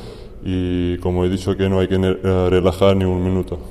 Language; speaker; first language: Spanish; non-native, fluent; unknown